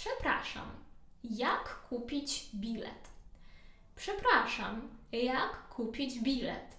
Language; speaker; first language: Polish; non-native, learner; Ukrainian